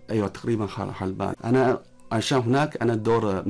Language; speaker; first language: Arabic; non-native, learner; Chinese